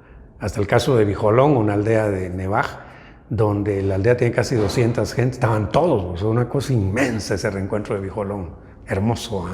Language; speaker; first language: Spanish; native; Spanish